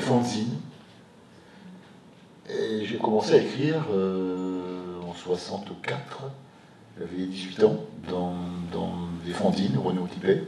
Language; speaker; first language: French; native; French